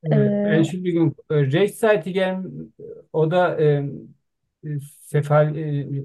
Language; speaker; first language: German; non-native, learner; Turkish